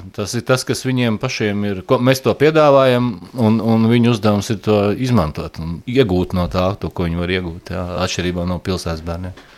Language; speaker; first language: Latvian; native; Latvian